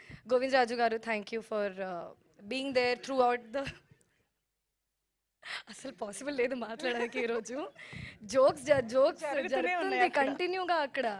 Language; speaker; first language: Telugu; non-native, learner; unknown